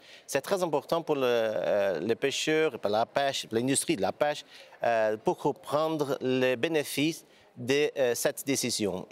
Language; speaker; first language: French; non-native, learner; Portuguese